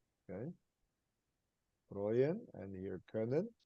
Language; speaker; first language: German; non-native, fluent; English